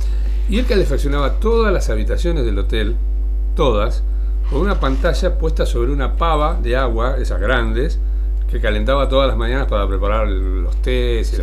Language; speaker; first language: Spanish; native; Spanish